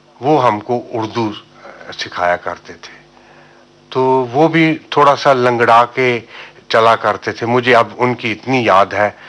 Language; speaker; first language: Urdu; non-native, local second language; Punjabi